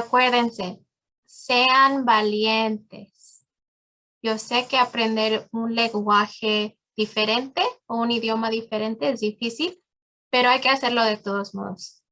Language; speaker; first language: Spanish; early bilingual, heritage; Spanish